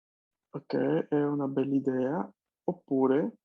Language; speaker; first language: Italian; non-native, fluent; Spanish